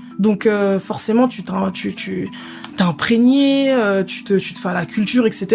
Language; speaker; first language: French; early bilingual, other home language; Lingala